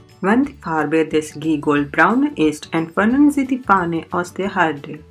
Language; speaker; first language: German; non-native, learner; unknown